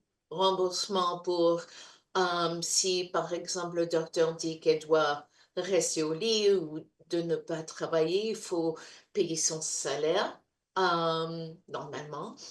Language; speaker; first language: French; non-native, fluent; English